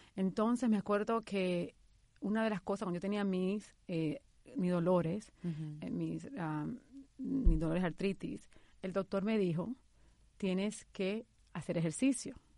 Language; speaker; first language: Spanish; native; Spanish